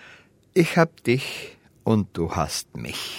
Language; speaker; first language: German; early bilingual, heritage; Spanish